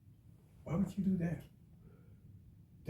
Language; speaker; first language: English; native; English